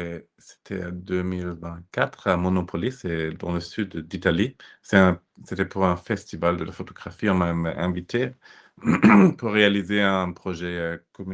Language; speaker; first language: French; non-native, fluent; German